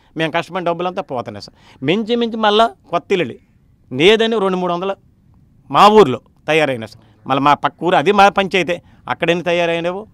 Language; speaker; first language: Telugu; native; Telugu